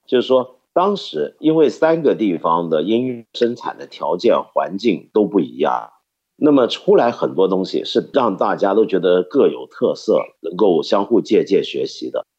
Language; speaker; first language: Chinese; non-native, local second language; Cantonese